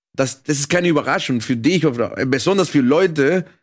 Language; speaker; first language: German; non-native, fluent; Spanish